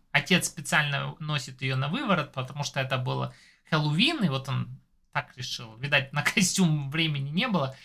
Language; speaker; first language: Russian; native; Russian